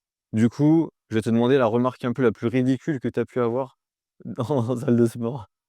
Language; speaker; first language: French; native; French